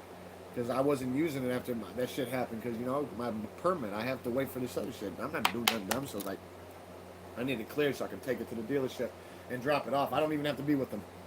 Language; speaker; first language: English; native; English